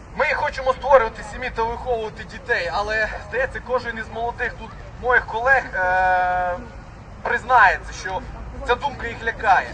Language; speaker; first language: Ukrainian; native; Ukrainian